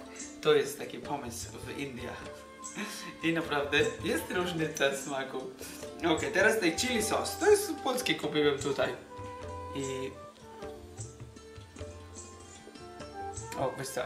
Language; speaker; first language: Polish; non-native, learner; Bangla